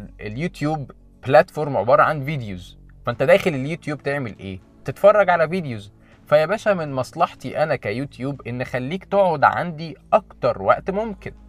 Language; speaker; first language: Arabic; native; Arabic